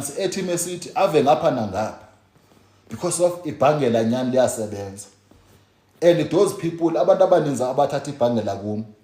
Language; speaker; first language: Zulu; native; Zulu